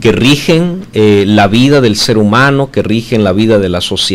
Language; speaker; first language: Spanish; native; Spanish